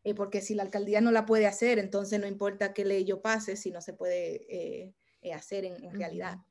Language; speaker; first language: Spanish; early bilingual, heritage; Spanish